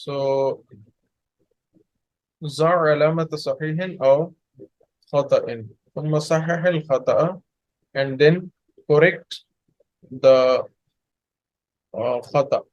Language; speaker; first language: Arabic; non-native, fluent; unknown